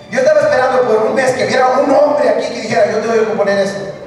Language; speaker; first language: Spanish; early bilingual, heritage; Spanish